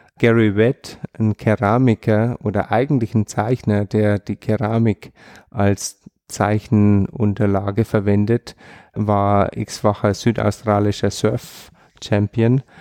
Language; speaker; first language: German; native; German